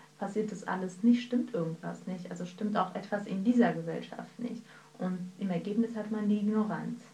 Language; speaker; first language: German; early bilingual, other home language; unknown